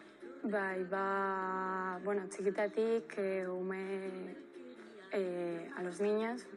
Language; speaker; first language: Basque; non-native, local second language; Spanish